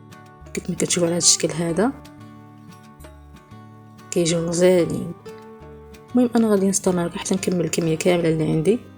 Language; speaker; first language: Arabic; native; Arabic